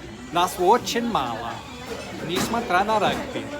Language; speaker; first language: Russian; non-native, fluent; English